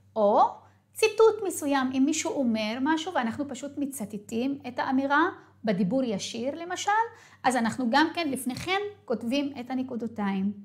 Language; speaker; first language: Hebrew; non-native, local second language; Arabic